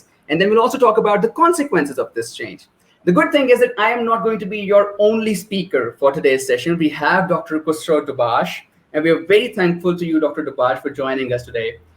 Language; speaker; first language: English; non-native, local second language; Urdu